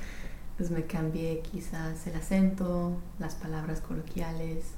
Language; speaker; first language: Spanish; non-native, fluent; English